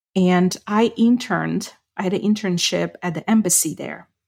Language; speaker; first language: English; non-native, fluent; Ukrainian